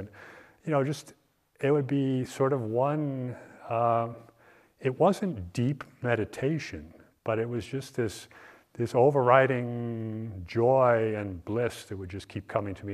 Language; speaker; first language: English; native; English